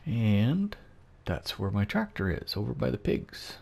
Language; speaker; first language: English; native; English